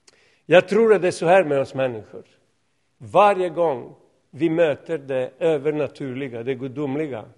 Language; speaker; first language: Swedish; non-native, fluent; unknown